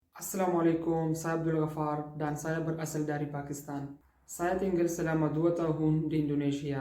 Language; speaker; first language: Indonesian; non-native, fluent; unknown